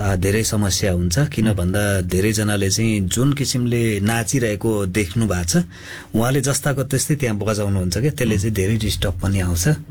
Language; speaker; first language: Nepali; non-native, local second language; Limburgish